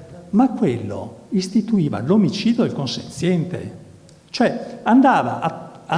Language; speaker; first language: Italian; native; Italian